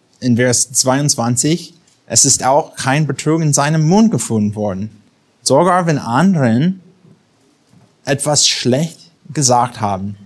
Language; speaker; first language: German; non-native, fluent; English